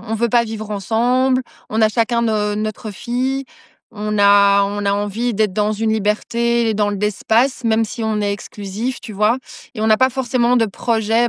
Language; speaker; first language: French; native; French